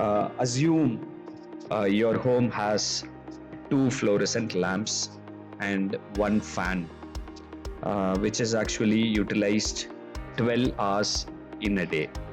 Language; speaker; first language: English; non-native, local second language; Tamil